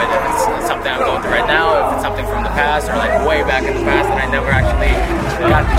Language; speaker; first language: English; non-native, fluent; Russian